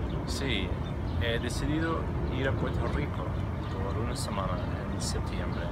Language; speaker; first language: Spanish; non-native, fluent; English